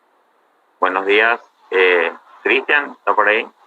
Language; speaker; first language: Spanish; native; Spanish